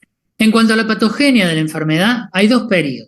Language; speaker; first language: Spanish; native; Spanish